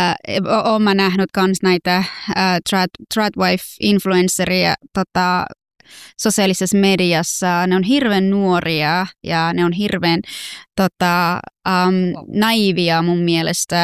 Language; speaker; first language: Finnish; non-native, fluent; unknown